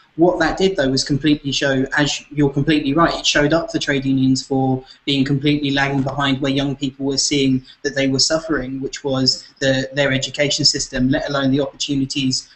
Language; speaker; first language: English; native; English